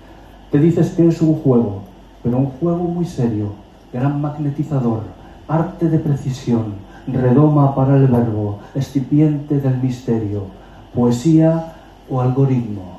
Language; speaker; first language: Spanish; native; Spanish